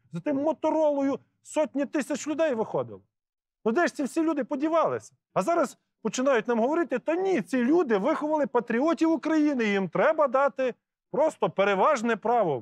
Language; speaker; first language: Ukrainian; native; Ukrainian